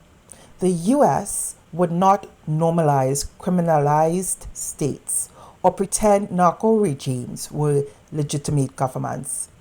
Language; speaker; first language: English; native; English